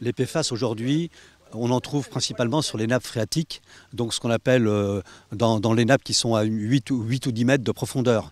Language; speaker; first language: French; native; French